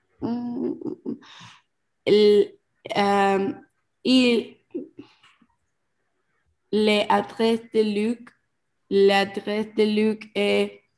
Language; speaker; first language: French; non-native, learner; English